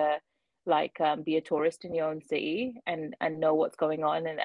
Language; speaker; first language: English; native; English